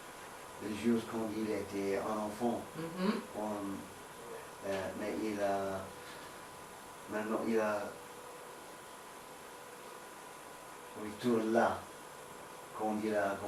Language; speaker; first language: French; non-native, learner; English